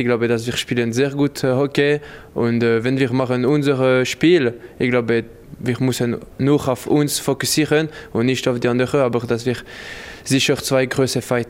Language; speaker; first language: German; non-native, local second language; French